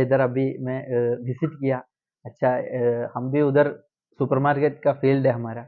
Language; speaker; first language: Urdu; non-native, local second language; Malayalam